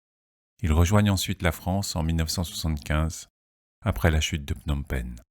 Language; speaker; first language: French; native; French